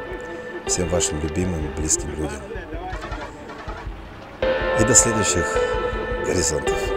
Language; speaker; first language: Russian; native; Russian